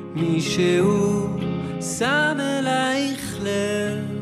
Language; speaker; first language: Hebrew; native; Hebrew